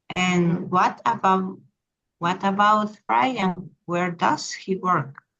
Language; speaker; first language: English; non-native, learner; Spanish